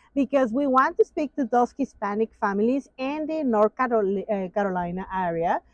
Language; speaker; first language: English; non-native, fluent; Spanish